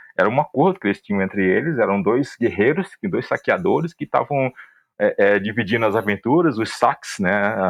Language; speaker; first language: Portuguese; native; Portuguese